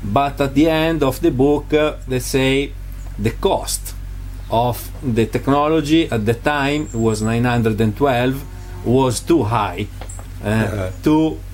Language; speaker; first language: English; non-native, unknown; Italian